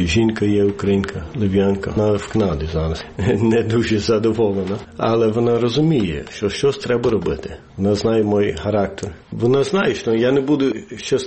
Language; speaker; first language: Ukrainian; early bilingual, heritage; English